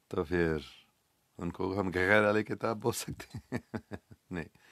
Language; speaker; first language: Urdu; non-native, local second language; English